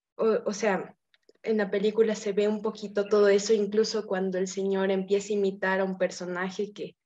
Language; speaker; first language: Spanish; native; Spanish